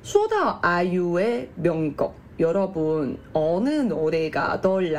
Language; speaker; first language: Korean; non-native, fluent; Chinese